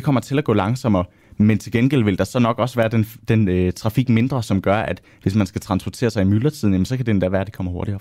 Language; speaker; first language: Danish; native; Danish